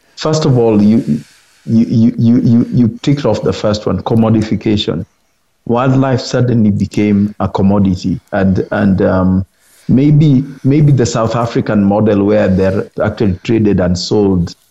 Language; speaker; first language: English; non-native, local second language; Luo (Kenya and Tanzania)